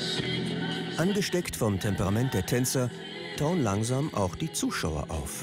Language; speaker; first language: German; native; German